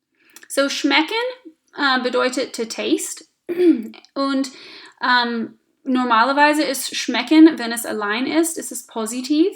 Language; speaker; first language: German; non-native, fluent; English